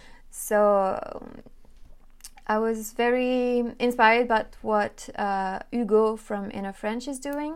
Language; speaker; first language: English; non-native, fluent; French